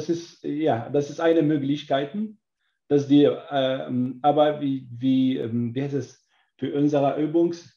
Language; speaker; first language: German; non-native, learner; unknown